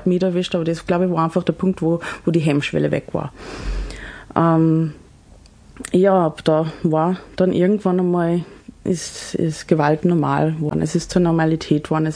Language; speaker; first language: German; early bilingual, other home language; English